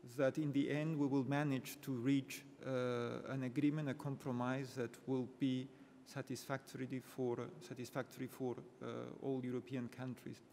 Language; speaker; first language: English; non-native, fluent; Spanish